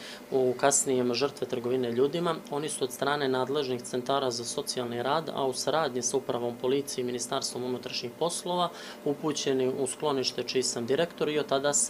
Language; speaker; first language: Serbian; native; Serbian